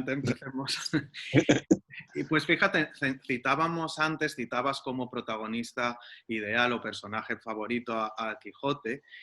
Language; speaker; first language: Spanish; native; Spanish